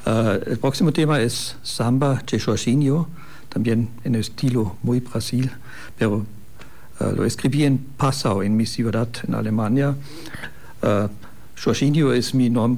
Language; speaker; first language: Spanish; non-native, fluent; German